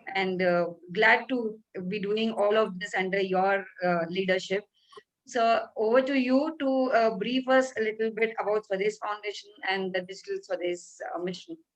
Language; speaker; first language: English; non-native, local second language; Marathi